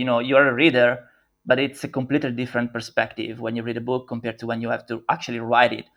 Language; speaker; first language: English; non-native, fluent; Italian